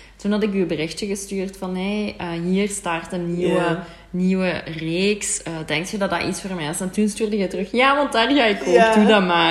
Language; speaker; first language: Dutch; native; Dutch